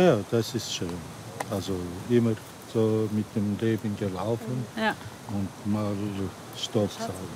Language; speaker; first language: German; non-native, learner; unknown